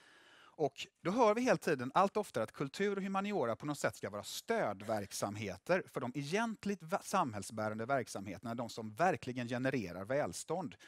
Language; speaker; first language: Swedish; native; Swedish